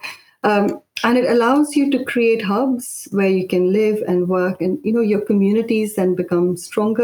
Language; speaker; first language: English; non-native, local second language; Malayalam